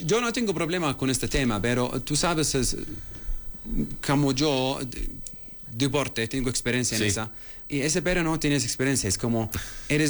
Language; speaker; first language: Spanish; non-native, learner; Arabic